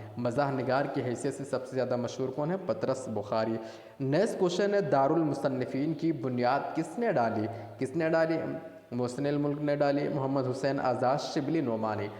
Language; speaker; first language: Urdu; native; Urdu